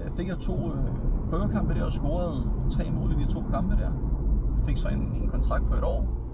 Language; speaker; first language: Danish; early bilingual, other home language; Serbian